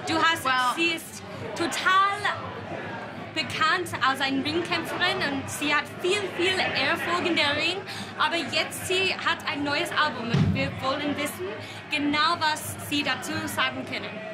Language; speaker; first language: German; non-native, learner; English